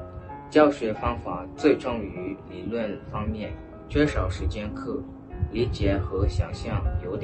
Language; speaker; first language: Chinese; non-native, fluent; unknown